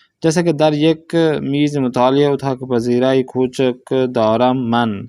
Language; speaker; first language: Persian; non-native, fluent; Urdu